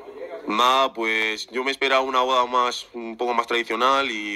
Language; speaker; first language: Spanish; early bilingual, other home language; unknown